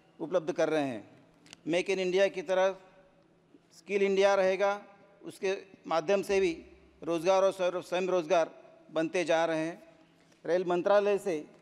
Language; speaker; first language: Hindi; non-native, local second language; Marathi